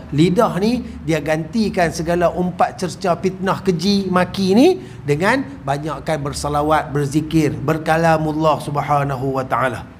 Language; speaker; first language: Malay; native; Malay